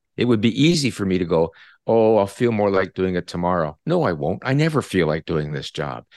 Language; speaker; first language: English; native; English